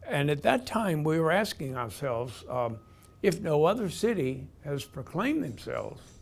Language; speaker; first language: English; native; English